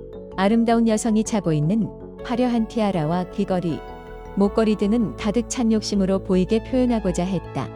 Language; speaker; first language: Korean; native; Korean